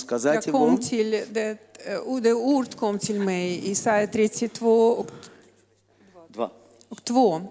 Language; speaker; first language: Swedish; non-native, learner; Russian